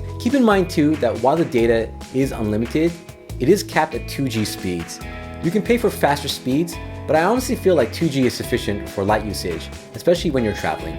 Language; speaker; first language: English; native; English